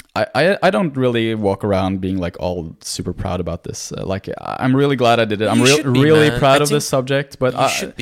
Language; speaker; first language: English; non-native, fluent; Norwegian